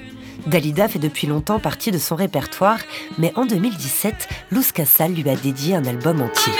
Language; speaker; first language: French; native; French